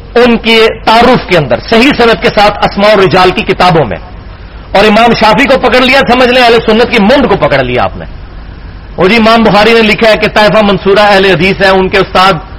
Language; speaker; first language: Urdu; non-native, local second language; Punjabi